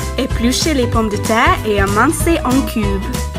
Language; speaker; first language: French; non-native, learner; English